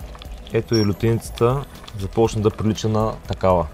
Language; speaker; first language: Bulgarian; native; Bulgarian